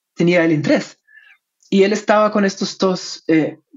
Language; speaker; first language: Spanish; non-native, fluent; German